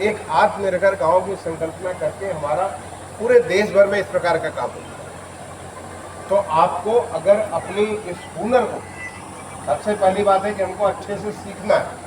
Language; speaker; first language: Hindi; native; Hindi